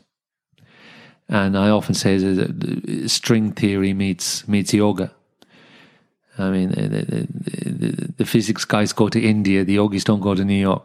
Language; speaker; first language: English; native; English